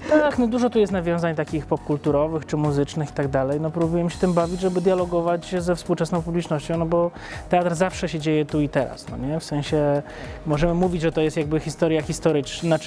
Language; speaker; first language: Polish; native; Polish